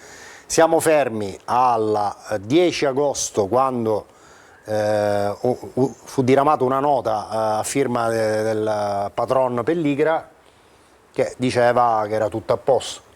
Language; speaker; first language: Italian; native; Italian